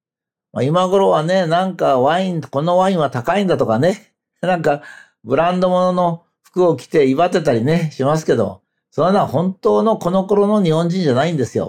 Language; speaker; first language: Japanese; native; Japanese